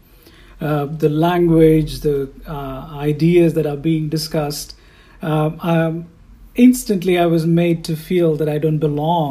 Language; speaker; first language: English; non-native, local second language; Tamil